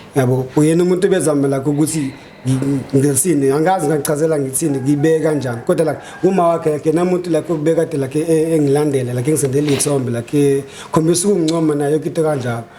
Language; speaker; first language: Zulu; native; Zulu